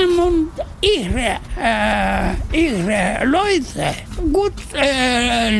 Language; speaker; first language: German; non-native, learner; Russian